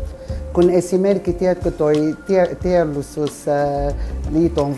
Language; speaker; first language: Finnish; non-native, fluent; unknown